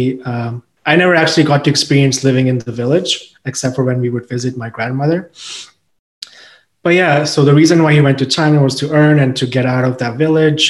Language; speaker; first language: English; non-native, local second language; Urdu